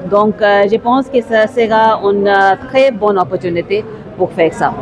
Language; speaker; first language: French; non-native, fluent; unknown